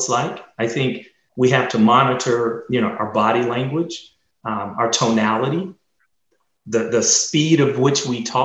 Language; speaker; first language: English; native; English